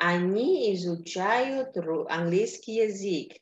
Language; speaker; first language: Russian; non-native, fluent; Indonesian